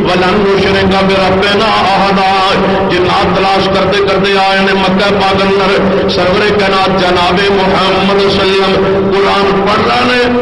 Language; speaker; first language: Urdu; non-native, local second language; Punjabi